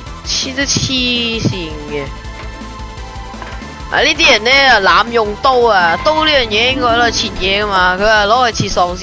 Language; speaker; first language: Chinese; native; Chinese